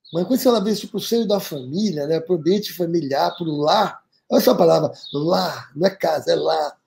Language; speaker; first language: Portuguese; native; Portuguese